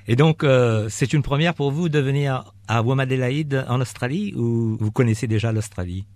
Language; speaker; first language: French; native; French